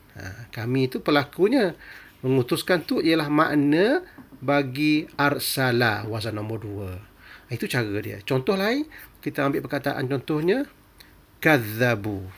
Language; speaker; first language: Malay; native; Malay